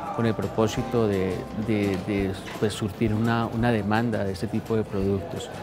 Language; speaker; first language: Spanish; native; Spanish